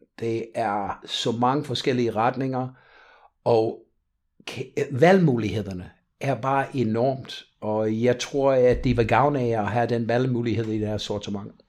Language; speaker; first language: Danish; non-native, fluent; English